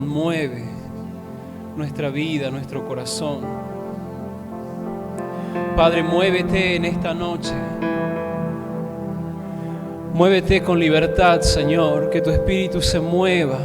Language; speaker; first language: Spanish; native; Spanish